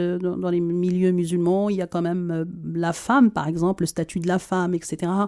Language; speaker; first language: French; early bilingual, other home language; Arabic